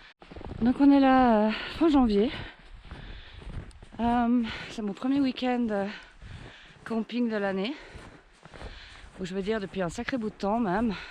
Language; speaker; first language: French; native; French